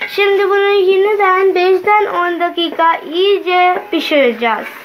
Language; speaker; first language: Turkish; non-native, learner; Urdu